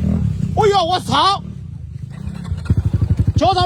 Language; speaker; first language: Chinese; native; Chinese